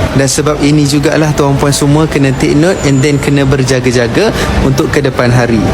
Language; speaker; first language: Malay; native; Malay